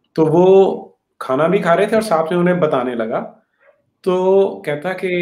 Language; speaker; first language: Hindi; native; Hindi